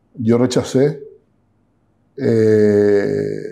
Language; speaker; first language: Spanish; native; Spanish